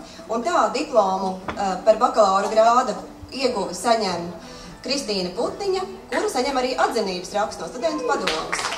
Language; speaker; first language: Latvian; native; Latvian